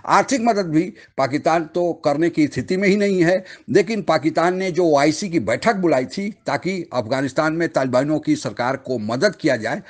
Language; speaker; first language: Hindi; native; Hindi